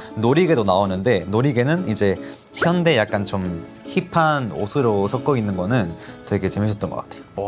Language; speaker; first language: Korean; non-native, fluent; Spanish